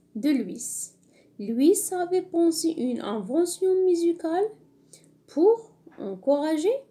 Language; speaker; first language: French; non-native, local second language; Arabic